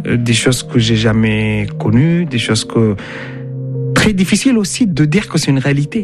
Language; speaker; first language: French; non-native, fluent; Arabic